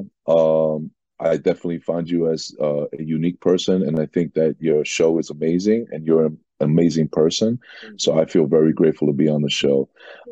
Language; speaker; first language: English; native; English